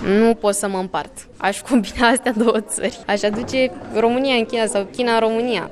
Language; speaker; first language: Romanian; early bilingual, other home language; Chinese